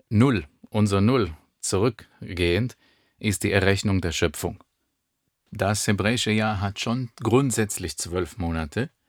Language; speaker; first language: German; non-native, fluent; Hebrew